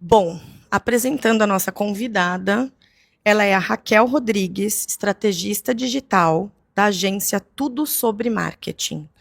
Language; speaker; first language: Portuguese; native; Portuguese